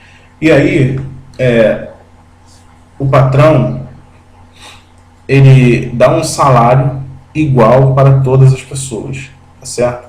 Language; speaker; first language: Portuguese; native; Portuguese